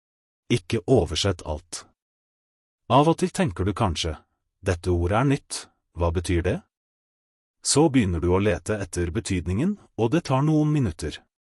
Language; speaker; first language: Norwegian; non-native, fluent; Russian